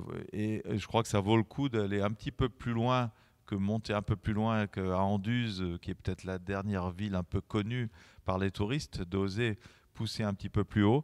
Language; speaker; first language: French; native; French